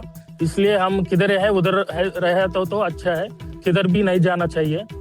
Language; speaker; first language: Hindi; non-native, local second language; Telugu